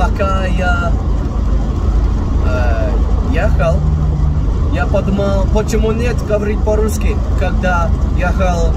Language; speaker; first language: Russian; non-native, learner; English